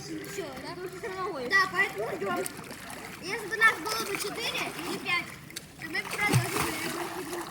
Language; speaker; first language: Russian; native; Russian